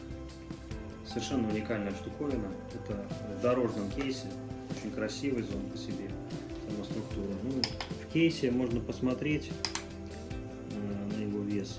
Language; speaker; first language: Russian; native; Russian